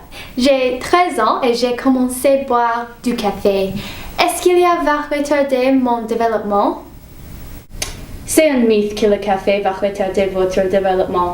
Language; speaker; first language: French; non-native, learner; English